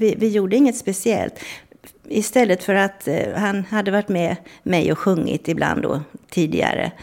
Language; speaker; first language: Swedish; native; Swedish